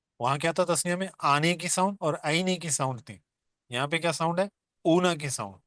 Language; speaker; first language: Urdu; non-native, local second language; Baluchi